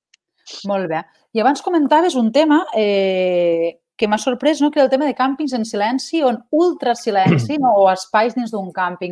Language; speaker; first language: Catalan; native; Catalan